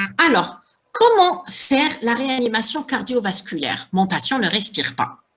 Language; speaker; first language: French; non-native, local second language; Arabic